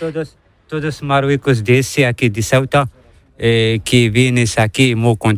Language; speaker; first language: Spanish; non-native, learner; Arabic